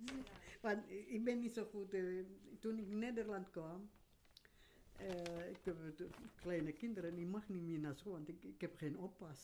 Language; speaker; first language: Dutch; non-native, learner; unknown